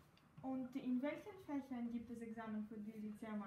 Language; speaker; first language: German; non-native, learner; Greek